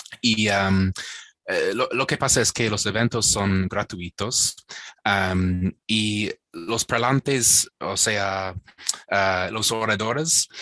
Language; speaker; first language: Spanish; non-native, fluent; English